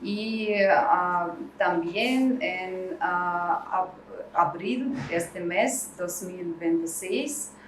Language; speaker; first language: Spanish; non-native, learner; Russian